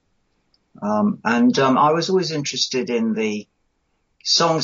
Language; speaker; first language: English; native; English